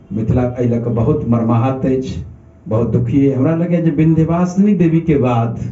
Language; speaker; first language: Maithili; native; Maithili